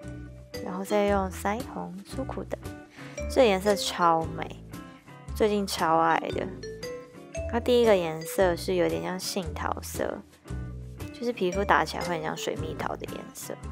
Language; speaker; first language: Chinese; native; Chinese